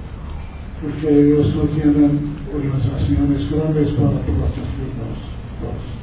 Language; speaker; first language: Spanish; non-native, learner; English